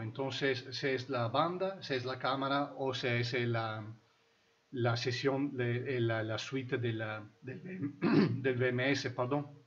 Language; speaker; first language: Spanish; non-native, fluent; Italian